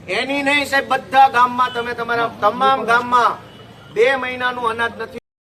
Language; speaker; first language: Gujarati; native; Gujarati